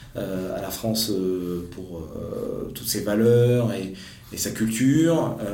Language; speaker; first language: French; native; French